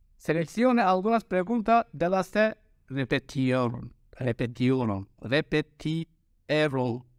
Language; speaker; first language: Spanish; non-native, learner; Turkish